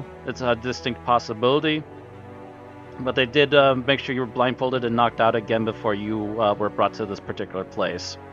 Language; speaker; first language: English; native; English